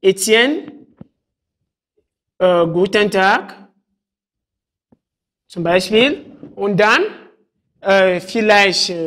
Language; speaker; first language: German; non-native, fluent; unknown